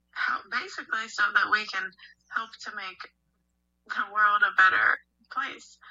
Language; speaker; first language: English; native; English